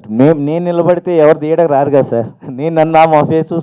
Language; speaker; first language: Telugu; native; Telugu